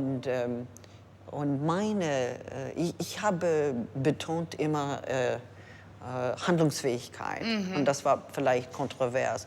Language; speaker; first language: German; non-native, learner; English